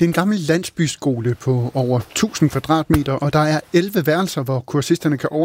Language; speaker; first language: Danish; native; Danish